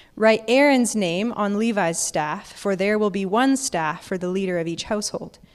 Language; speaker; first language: English; native; English